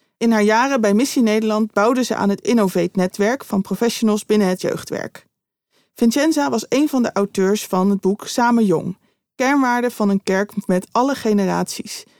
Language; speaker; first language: Dutch; native; Dutch